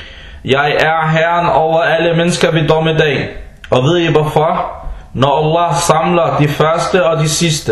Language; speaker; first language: Danish; non-native, fluent; Arabic